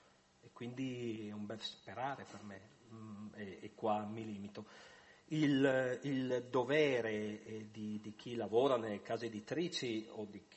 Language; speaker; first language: Italian; native; Italian